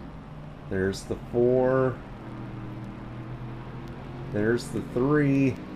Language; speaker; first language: English; native; English